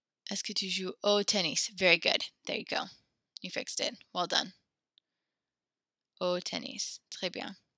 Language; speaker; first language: French; non-native, fluent; English